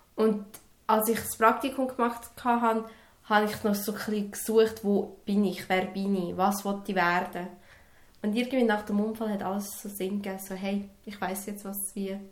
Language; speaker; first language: German; early bilingual, other home language; Serbian